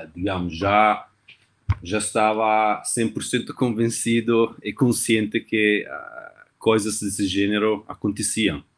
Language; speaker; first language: Portuguese; non-native, fluent; Italian